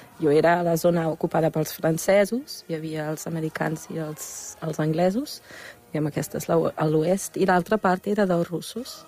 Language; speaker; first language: Catalan; non-native, fluent; German